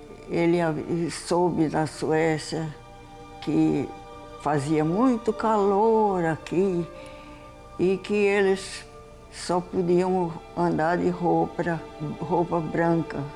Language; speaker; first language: Portuguese; early bilingual, heritage; Portuguese